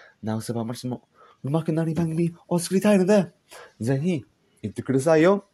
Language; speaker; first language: Japanese; non-native, learner; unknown